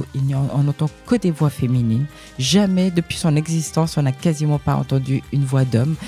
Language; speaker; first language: French; early bilingual, other home language; Persian